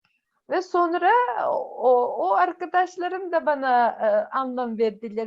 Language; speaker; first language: Turkish; non-native, fluent; Yakut